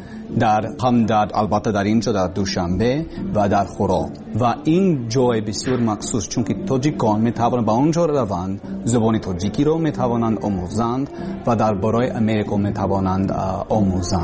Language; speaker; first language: Persian; non-native, learner; English